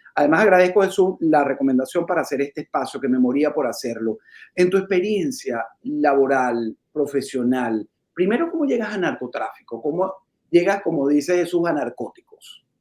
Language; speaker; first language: Spanish; native; Spanish